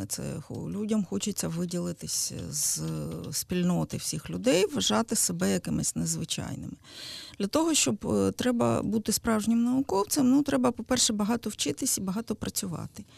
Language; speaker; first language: Ukrainian; native; Ukrainian